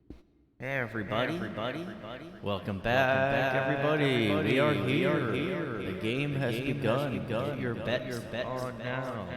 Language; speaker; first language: English; native; English